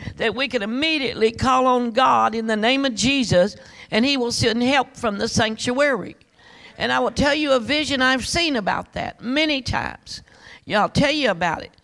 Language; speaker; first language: English; native; English